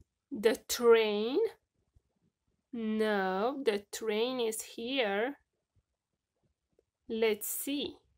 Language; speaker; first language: English; non-native, fluent; Romanian